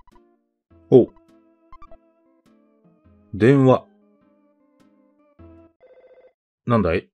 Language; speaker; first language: Japanese; native; Japanese